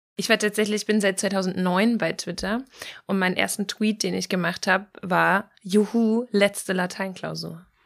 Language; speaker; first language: German; native; German